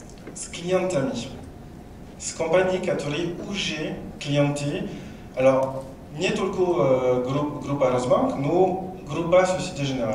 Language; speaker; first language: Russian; non-native, learner; French